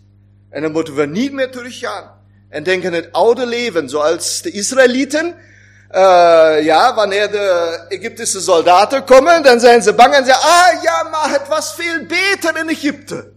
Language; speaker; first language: Dutch; non-native, fluent; German